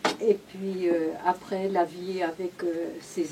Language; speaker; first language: French; native; French